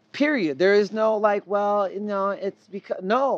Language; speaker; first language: English; native; English